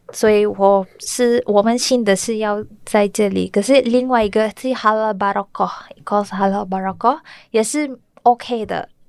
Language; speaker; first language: Chinese; non-native, learner; Malay